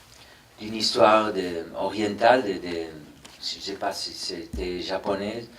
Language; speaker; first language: French; non-native, fluent; Spanish